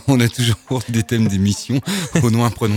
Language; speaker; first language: French; native; French